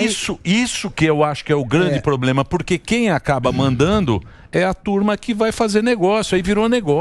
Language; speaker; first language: Portuguese; native; Portuguese